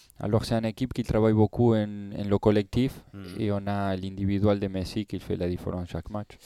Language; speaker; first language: French; non-native, learner; Spanish